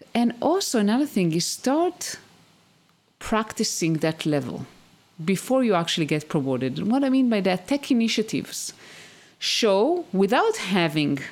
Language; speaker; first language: English; non-native, fluent; Hebrew